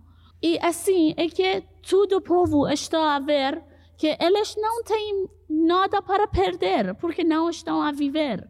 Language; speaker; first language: Portuguese; non-native, fluent; Persian